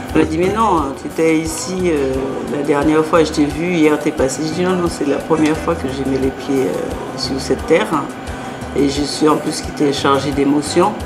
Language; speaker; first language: French; native; French